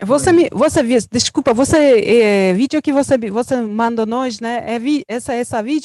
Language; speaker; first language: Portuguese; non-native, learner; Turkish